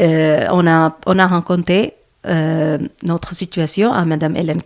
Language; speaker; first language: French; non-native, learner; Malayalam